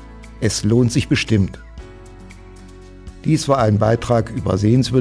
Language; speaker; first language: German; native; German